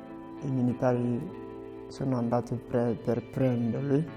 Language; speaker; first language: Italian; non-native, learner; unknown